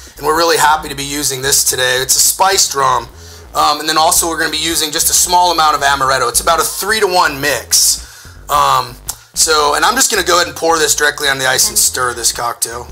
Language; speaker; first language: English; native; English